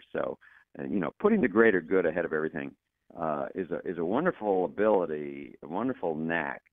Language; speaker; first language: English; native; English